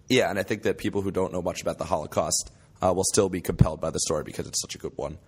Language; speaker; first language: English; native; English